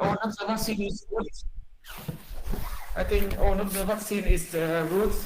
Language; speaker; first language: English; non-native, learner; Vietnamese